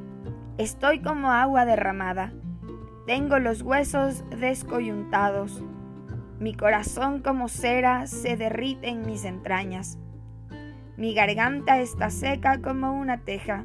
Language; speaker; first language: Spanish; native; Spanish